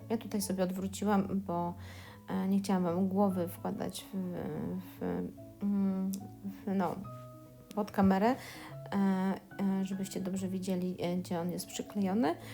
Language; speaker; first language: Polish; native; Polish